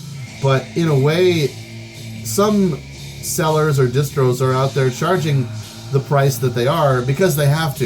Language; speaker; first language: English; native; English